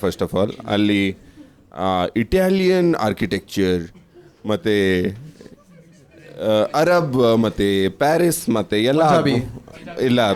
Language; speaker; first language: Kannada; non-native, learner; Punjabi